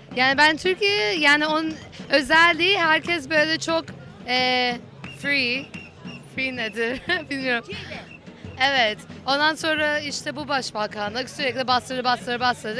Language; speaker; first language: Turkish; early bilingual, heritage; Turkish